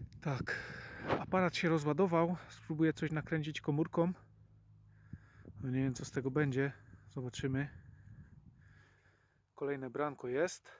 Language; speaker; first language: Polish; native; Polish